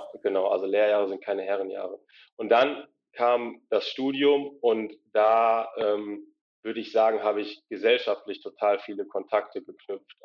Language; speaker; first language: German; native; German